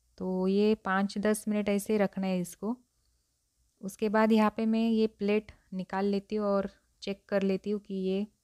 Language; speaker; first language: Hindi; non-native, local second language; Marathi